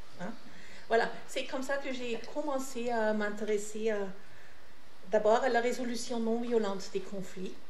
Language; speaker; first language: French; non-native, fluent; German